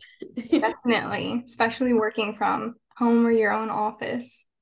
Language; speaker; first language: English; native; English